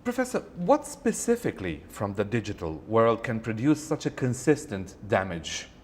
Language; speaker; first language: English; non-native, fluent; Romanian